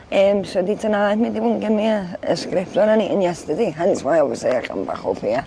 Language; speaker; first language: English; native; English